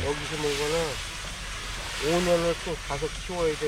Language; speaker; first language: Korean; native; Korean